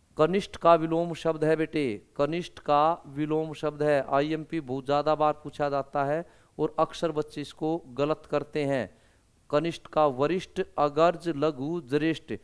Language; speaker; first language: Hindi; native; Hindi